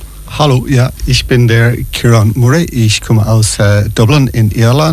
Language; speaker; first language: German; non-native, learner; English